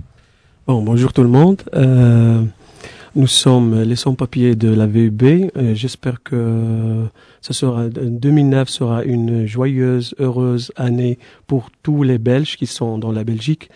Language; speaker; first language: French; non-native, fluent; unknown